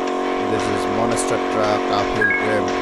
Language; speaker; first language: English; non-native, learner; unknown